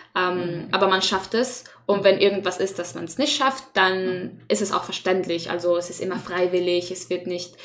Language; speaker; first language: German; non-native, fluent; Spanish